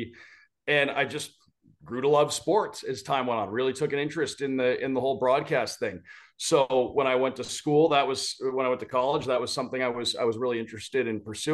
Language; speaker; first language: English; native; English